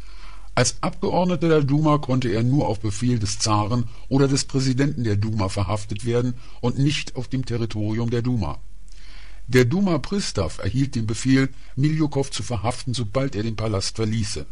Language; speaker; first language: German; native; German